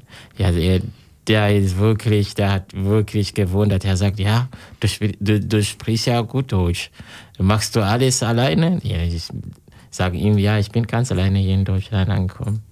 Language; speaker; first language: German; non-native, learner; Kinyarwanda